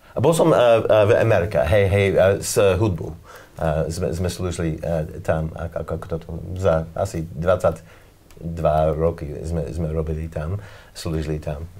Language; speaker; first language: Slovak; non-native, learner; English